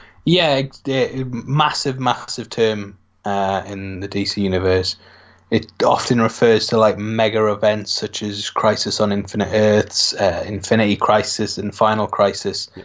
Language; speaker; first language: English; native; English